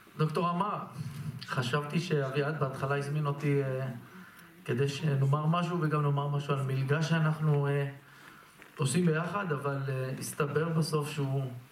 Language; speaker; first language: Hebrew; native; Hebrew